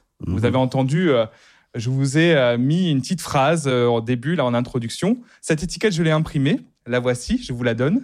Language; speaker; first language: French; native; French